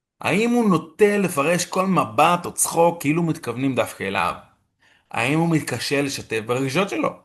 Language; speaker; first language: Hebrew; non-native, fluent; English